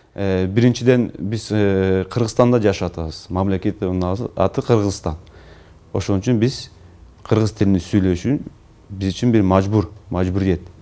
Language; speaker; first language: Kyrgyz; non-native, local second language; Turkish